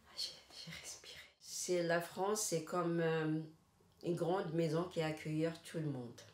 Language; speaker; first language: French; non-native, local second language; Arabic